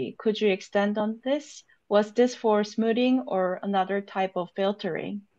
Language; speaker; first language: English; non-native, fluent; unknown